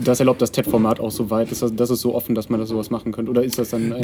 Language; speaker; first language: German; native; German